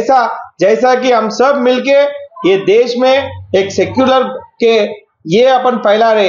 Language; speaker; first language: Hindi; non-native, local second language; Telugu